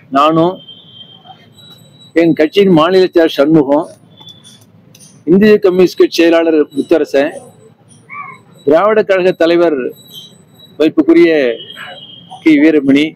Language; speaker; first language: Tamil; native; Tamil